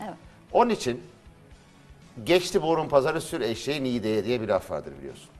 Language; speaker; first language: Turkish; native; Turkish